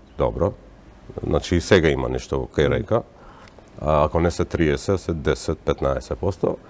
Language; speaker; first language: Macedonian; non-native, local second language; Albanian